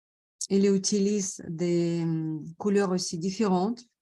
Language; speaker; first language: French; non-native, fluent; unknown